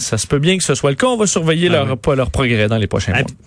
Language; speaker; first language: French; native; French